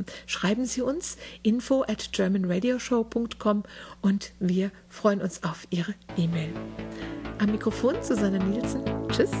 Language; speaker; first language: German; native; German